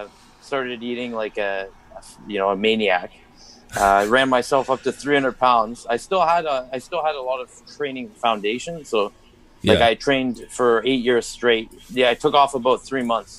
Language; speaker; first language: English; native; English